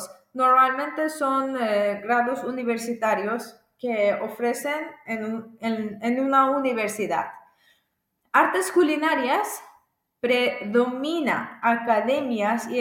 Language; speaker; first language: Spanish; non-native, fluent; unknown